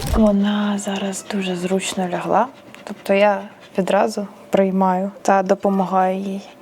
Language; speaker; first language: Ukrainian; non-native, local second language; Russian